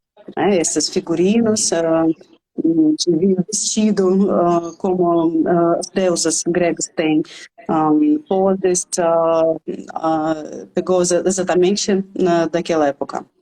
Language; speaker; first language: Portuguese; non-native, fluent; Russian